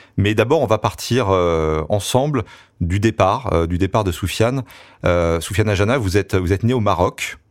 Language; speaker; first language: French; native; French